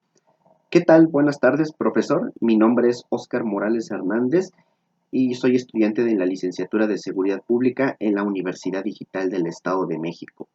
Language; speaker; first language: Spanish; native; Spanish